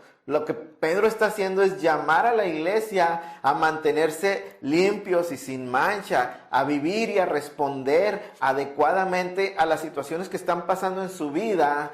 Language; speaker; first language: Spanish; native; Spanish